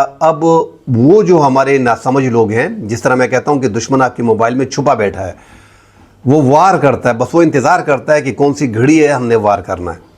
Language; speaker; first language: Urdu; non-native, local second language; Pashto